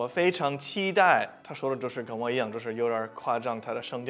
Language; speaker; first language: Chinese; non-native, fluent; English